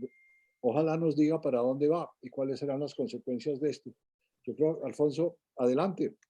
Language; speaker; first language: Spanish; native; Spanish